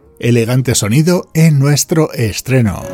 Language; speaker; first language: Spanish; native; Spanish